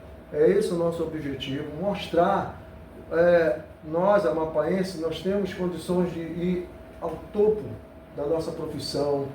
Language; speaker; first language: Portuguese; native; Portuguese